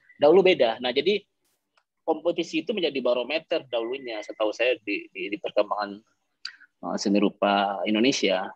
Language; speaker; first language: Indonesian; non-native, local second language; Minangkabau